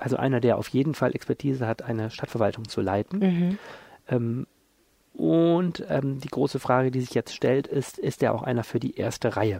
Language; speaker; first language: German; native; German